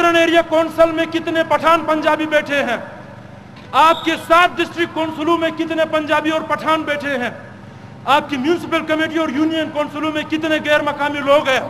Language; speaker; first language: Urdu; non-native, local second language; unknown